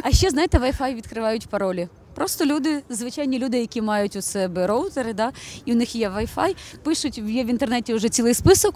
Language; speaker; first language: Ukrainian; native; Ukrainian